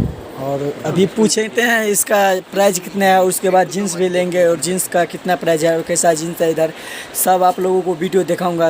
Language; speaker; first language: Hindi; non-native, local second language; Maithili